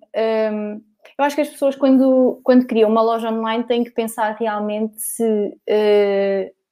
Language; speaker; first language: Portuguese; native; Portuguese